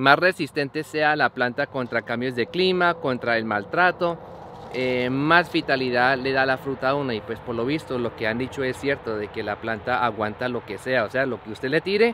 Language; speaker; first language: Spanish; native; Spanish